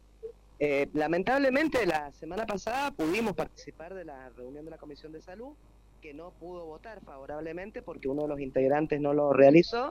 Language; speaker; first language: Spanish; native; Spanish